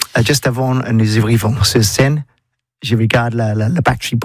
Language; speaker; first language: French; non-native, learner; English